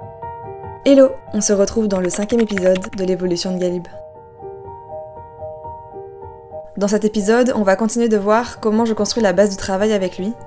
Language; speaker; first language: French; native; French